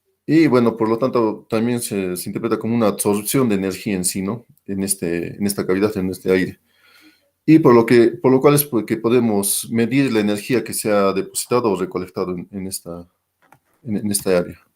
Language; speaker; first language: Spanish; native; Spanish